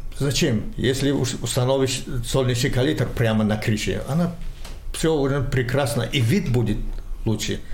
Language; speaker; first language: Russian; non-native, local second language; Tajik